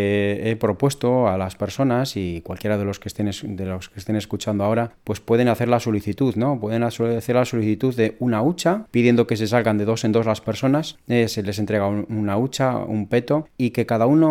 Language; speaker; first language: Spanish; native; Spanish